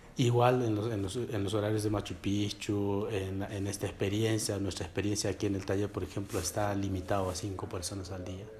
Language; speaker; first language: Spanish; non-native, local second language; Quechua